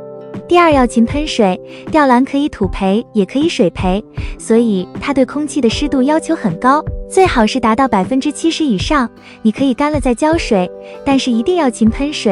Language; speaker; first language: Chinese; native; Chinese